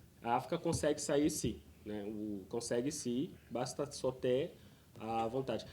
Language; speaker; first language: Portuguese; non-native, fluent; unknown